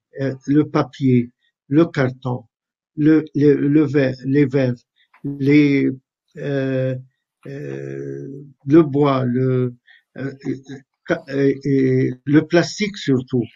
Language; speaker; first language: French; non-native, fluent; Arabic